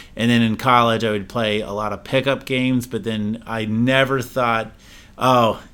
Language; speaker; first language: English; native; English